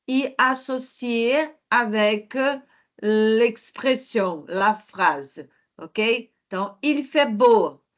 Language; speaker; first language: French; non-native, fluent; Portuguese